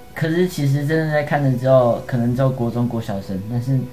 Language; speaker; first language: Chinese; native; Chinese